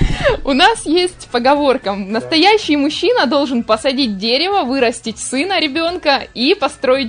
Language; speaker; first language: Russian; native; Russian